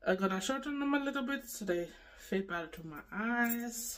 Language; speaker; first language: English; non-native, fluent; Swedish